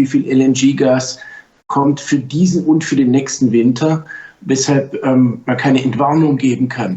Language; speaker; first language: German; native; German